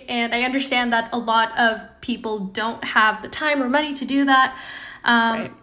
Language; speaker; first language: English; non-native, fluent; Indonesian